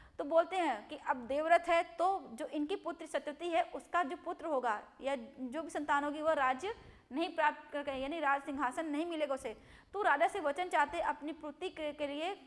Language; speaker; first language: Hindi; non-native, local second language; Gujarati